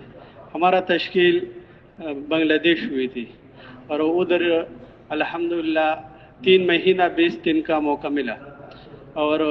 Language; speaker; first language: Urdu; non-native, local second language; Pashto